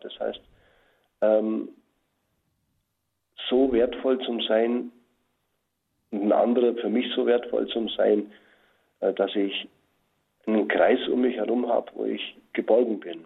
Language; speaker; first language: German; native; German